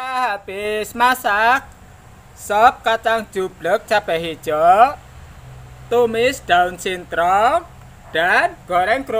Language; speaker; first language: Indonesian; non-native, local second language; Javanese